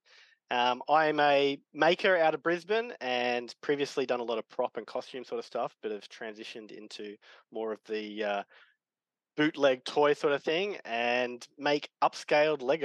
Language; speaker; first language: English; native; English